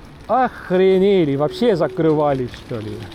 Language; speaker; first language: Russian; non-native, local second language; Estonian